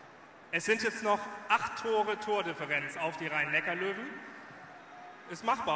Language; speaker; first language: German; native; German